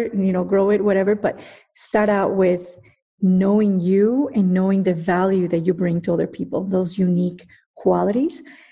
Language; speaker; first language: English; non-native, fluent; Spanish